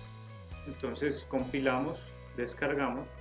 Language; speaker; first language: Spanish; native; Spanish